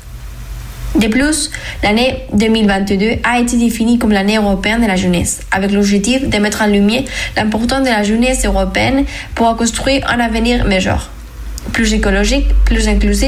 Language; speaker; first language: French; non-native, fluent; Spanish